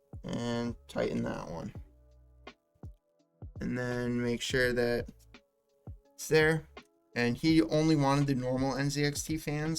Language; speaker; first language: English; native; English